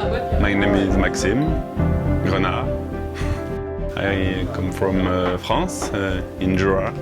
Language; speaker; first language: English; non-native, learner; French